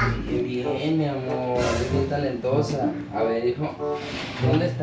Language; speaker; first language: Spanish; native; Spanish